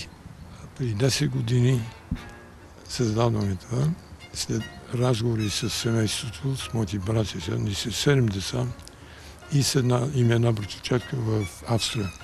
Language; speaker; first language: Bulgarian; early bilingual, heritage; Bulgarian